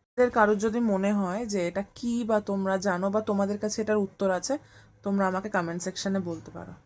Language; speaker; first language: Bangla; native; Bangla